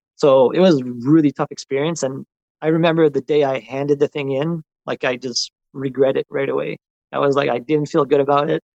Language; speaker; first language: English; non-native, local second language; French